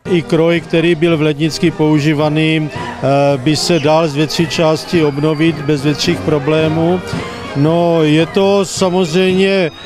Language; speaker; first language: Czech; native; Czech